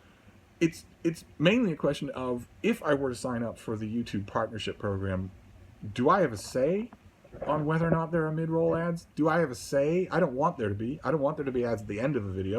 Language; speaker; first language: English; native; English